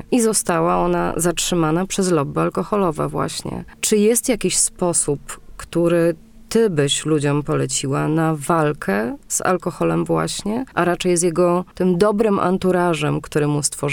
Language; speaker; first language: Polish; native; Polish